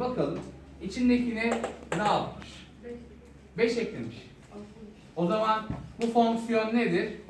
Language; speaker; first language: Turkish; native; Turkish